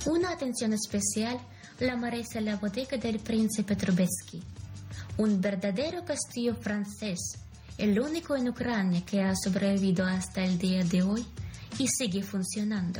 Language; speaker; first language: Spanish; non-native, fluent; Ukrainian